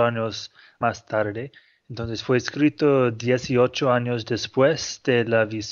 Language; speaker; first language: Spanish; non-native, fluent; English